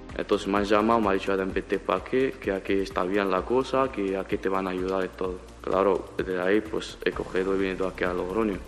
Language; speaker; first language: Spanish; non-native, fluent; Arabic